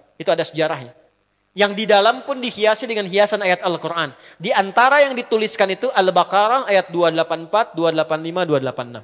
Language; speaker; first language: Indonesian; native; Indonesian